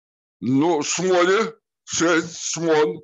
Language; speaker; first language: Russian; native; Russian